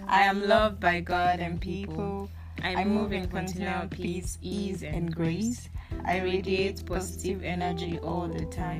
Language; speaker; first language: English; non-native, local second language; Yoruba